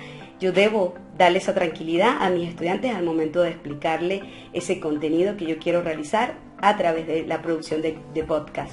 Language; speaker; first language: Spanish; native; Spanish